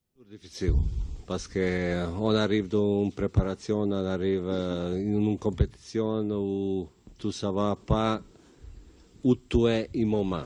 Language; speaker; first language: French; non-native, learner; Bosnian